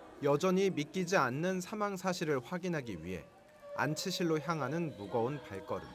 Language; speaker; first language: Korean; native; Korean